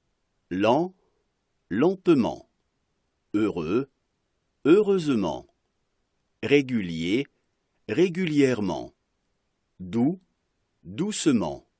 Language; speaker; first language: French; non-native, fluent; Arabic